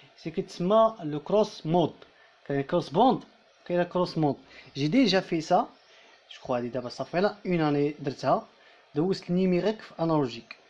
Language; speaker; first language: French; non-native, local second language; Arabic